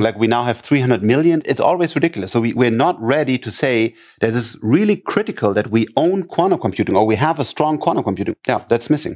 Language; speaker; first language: English; non-native, fluent; German